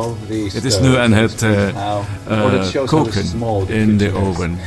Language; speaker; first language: Dutch; non-native, learner; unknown